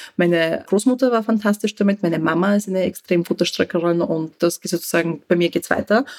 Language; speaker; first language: German; early bilingual, other home language; Russian